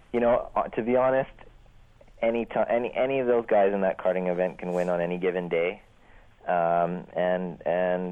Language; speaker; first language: English; native; English